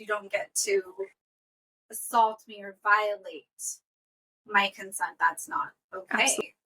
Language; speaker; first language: English; native; English